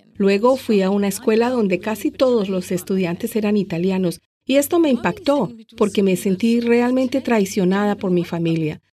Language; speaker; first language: Spanish; non-native, fluent; English